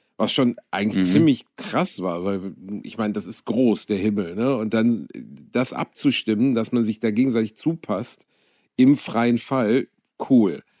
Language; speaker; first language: German; native; German